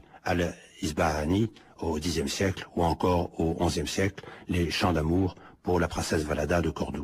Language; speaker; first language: French; native; French